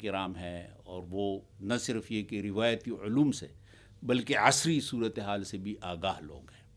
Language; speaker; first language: Urdu; non-native, local second language; Pashto